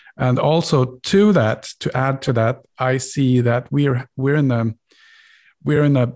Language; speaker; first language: English; non-native, fluent; Swedish